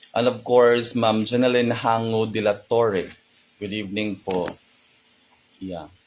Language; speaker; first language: Filipino; non-native, local second language; Cebuano